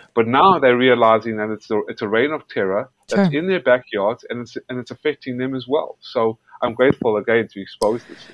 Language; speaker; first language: English; native; English